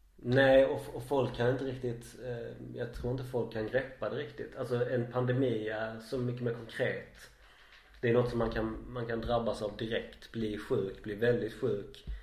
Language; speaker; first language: Swedish; native; Swedish